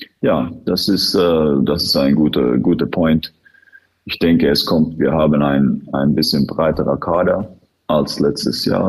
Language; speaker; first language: German; non-native, fluent; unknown